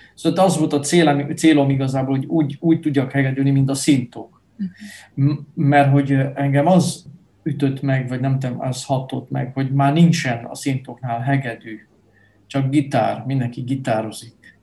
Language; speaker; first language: Hungarian; non-native, fluent; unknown